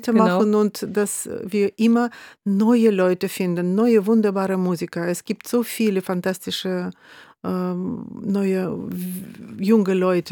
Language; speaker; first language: German; non-native, fluent; Russian